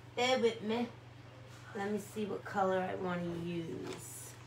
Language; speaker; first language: English; native; English